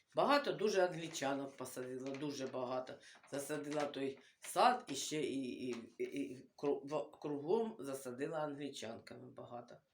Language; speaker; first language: Ukrainian; non-native, local second language; Russian